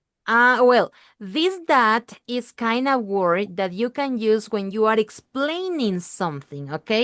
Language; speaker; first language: English; non-native, learner; Spanish